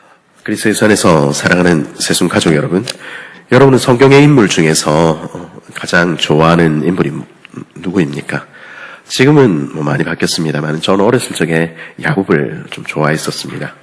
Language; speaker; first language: Korean; native; Korean